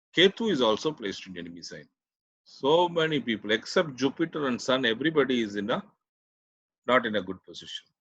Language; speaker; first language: English; non-native, local second language; Tamil